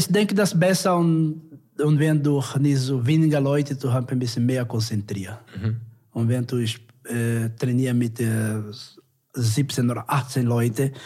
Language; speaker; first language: German; non-native, learner; Portuguese